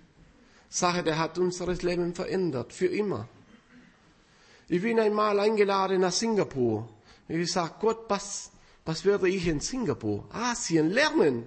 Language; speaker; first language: German; non-native, fluent; Spanish